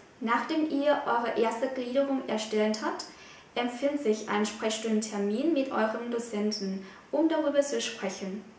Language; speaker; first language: German; non-native, fluent; Vietnamese